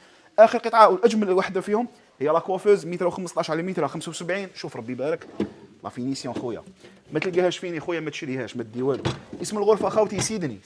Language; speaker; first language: Arabic; native; Arabic